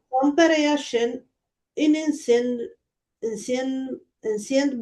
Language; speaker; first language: French; non-native, learner; Spanish